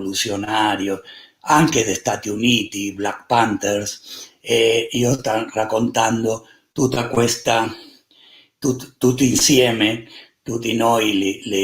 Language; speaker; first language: Italian; non-native, learner; Spanish